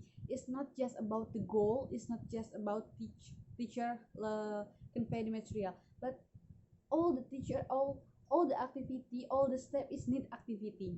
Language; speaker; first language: English; non-native, learner; Indonesian